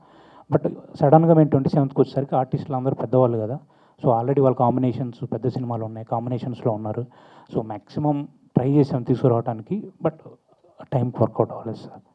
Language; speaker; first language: Telugu; native; Telugu